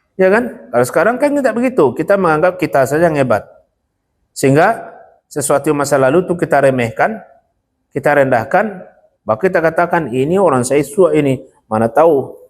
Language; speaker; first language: Malay; non-native, local second language; Minangkabau